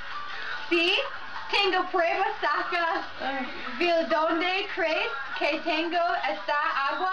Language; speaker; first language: Spanish; non-native, learner; English